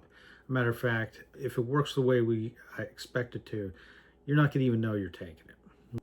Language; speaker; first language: English; native; English